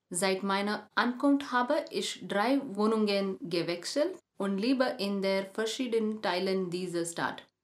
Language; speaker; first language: German; non-native, learner; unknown